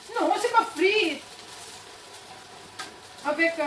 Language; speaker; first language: French; non-native, learner; Filipino